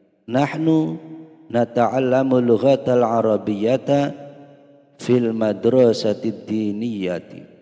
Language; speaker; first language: Arabic; non-native, fluent; Indonesian